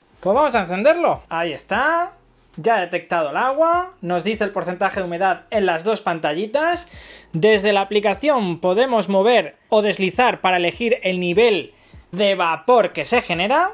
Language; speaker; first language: Spanish; native; Spanish